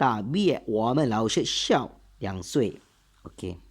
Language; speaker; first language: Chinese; non-native, learner; Malay